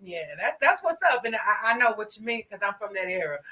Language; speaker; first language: English; native; English